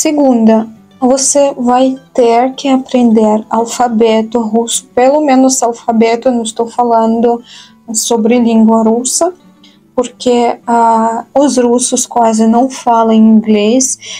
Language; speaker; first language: Portuguese; non-native, fluent; Russian